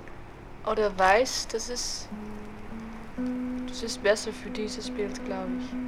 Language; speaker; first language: German; non-native, learner; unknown